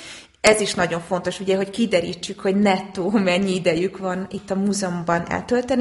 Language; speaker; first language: Hungarian; native; Hungarian